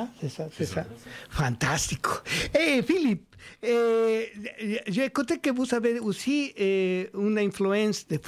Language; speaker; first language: French; non-native, learner; Spanish